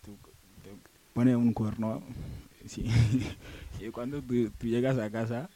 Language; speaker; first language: Spanish; non-native, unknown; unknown